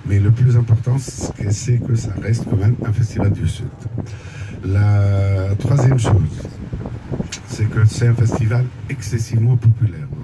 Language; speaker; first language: French; non-native, local second language; Arabic